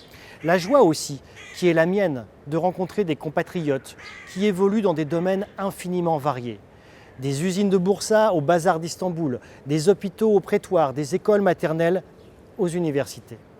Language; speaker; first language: French; native; French